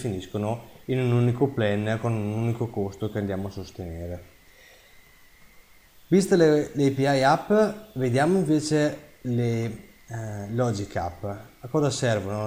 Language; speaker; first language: Italian; native; Italian